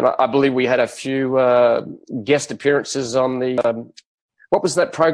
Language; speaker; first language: English; native; English